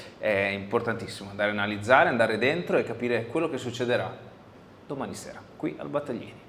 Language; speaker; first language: Italian; native; Italian